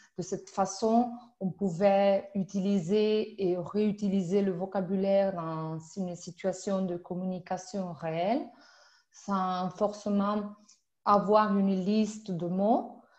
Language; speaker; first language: French; non-native, fluent; Spanish